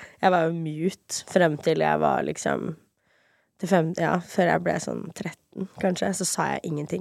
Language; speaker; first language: Norwegian; early bilingual, heritage; Norwegian